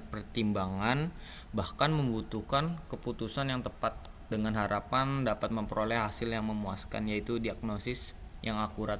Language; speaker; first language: Indonesian; native; Indonesian